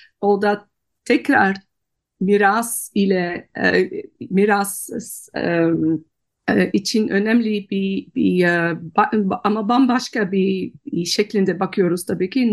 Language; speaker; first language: Turkish; non-native, fluent; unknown